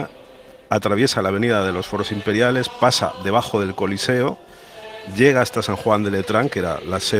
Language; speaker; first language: Spanish; native; Spanish